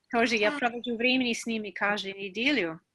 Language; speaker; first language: Russian; non-native, fluent; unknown